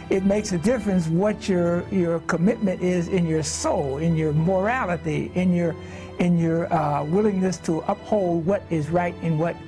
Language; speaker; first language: English; native; English